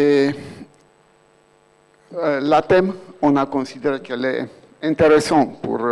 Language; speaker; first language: French; non-native, fluent; Romanian